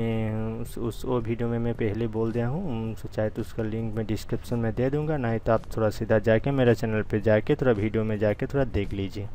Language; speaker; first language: Hindi; non-native, local second language; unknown